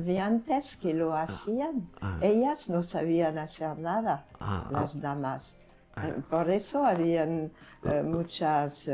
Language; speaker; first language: Spanish; non-native, fluent; French